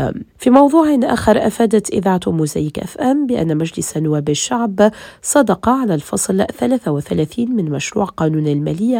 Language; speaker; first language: Arabic; native; Arabic